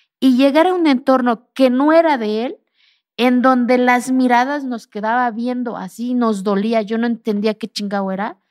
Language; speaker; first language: Spanish; non-native, local second language; Zapotec